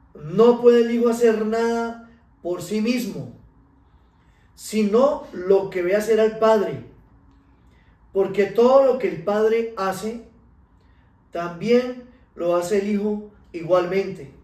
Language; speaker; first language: Spanish; native; Spanish